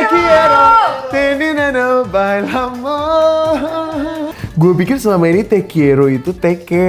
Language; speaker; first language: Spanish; non-native, learner; Indonesian